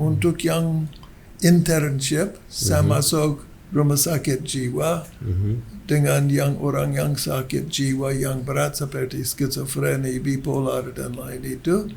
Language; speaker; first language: Indonesian; non-native, learner; English